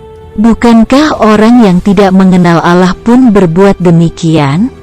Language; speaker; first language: Indonesian; native; Indonesian